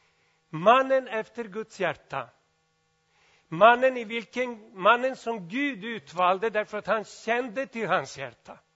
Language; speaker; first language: Swedish; non-native, fluent; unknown